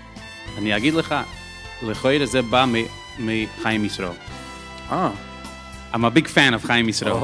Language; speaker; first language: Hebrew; early bilingual, heritage; English